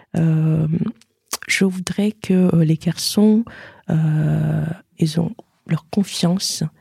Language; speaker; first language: French; non-native, fluent; Chinese